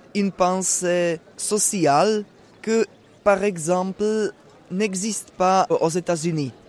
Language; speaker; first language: French; non-native, fluent; Czech